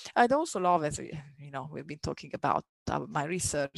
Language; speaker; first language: English; non-native, fluent; Italian